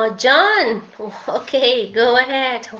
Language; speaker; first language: English; non-native, fluent; Spanish